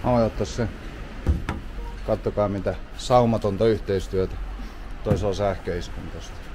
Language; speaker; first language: Finnish; native; Finnish